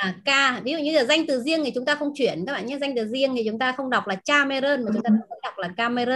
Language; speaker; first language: Vietnamese; native; Vietnamese